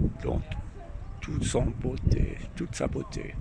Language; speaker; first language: French; non-native, learner; German